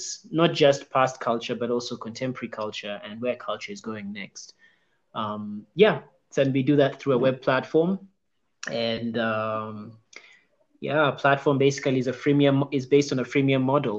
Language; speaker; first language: English; non-native, local second language; Ganda